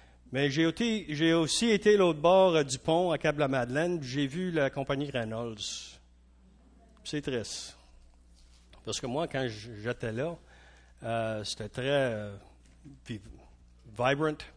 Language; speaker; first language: French; non-native, local second language; English